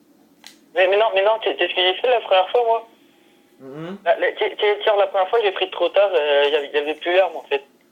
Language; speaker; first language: French; native; French